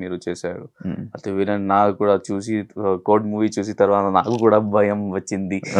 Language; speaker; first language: Telugu; non-native, learner; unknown